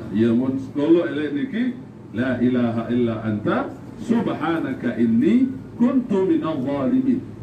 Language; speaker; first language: Malay; non-native, local second language; Sasak